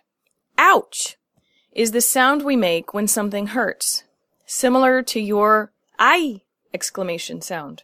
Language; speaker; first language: English; native; English